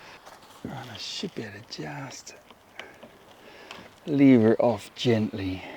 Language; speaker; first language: English; native; English